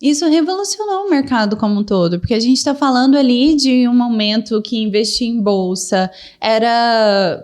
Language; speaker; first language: Portuguese; native; Portuguese